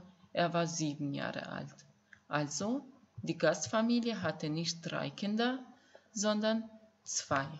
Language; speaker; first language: German; non-native, fluent; Albanian